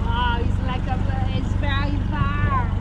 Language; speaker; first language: English; non-native, learner; Italian